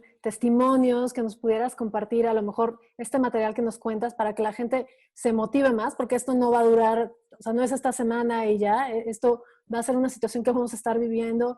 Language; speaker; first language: Spanish; native; Spanish